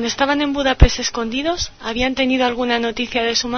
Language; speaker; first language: Spanish; native; Spanish